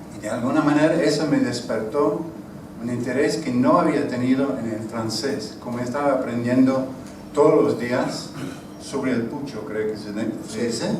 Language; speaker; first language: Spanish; non-native, fluent; English